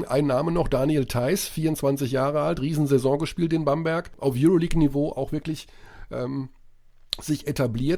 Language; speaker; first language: German; native; German